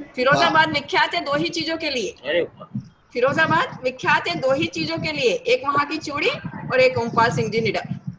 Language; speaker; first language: Hindi; native; Hindi